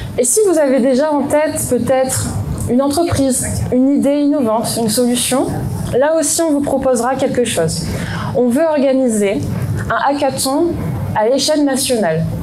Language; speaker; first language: French; native; French